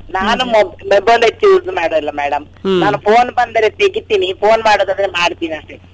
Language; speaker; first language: Kannada; non-native, local second language; Kodava